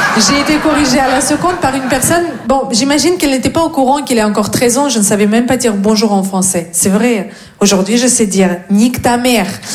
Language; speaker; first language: French; non-native, fluent; Russian